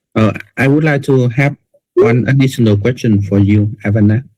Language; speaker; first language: English; non-native, learner; Vietnamese